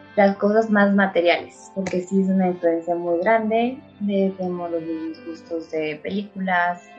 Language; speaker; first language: Spanish; native; Spanish